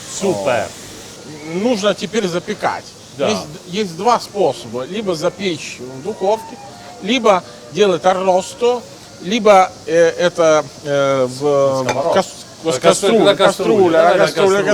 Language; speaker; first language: Russian; non-native, fluent; Italian